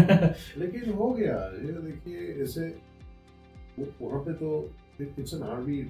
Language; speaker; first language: Hindi; non-native, local second language; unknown